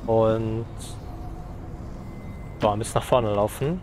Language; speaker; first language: German; native; German